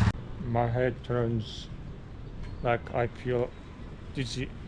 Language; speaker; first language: English; non-native, learner; Turkish